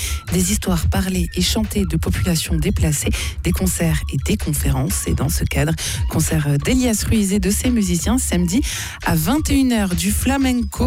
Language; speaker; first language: French; native; French